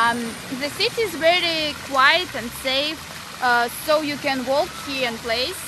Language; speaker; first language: English; non-native, learner; Russian